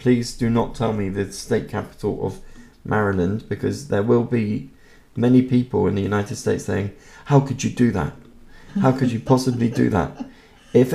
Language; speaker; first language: English; non-native, local second language; Hungarian